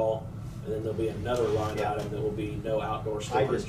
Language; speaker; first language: English; native; English